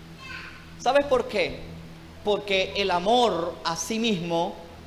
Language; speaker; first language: Spanish; native; Spanish